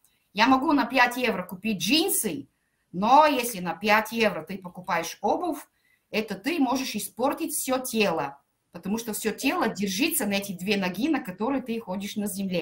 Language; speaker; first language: Russian; non-native, fluent; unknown